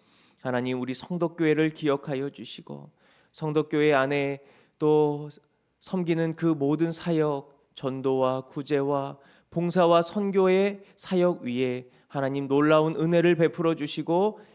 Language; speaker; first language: Korean; native; Korean